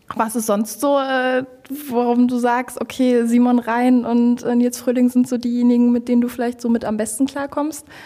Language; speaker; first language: German; native; German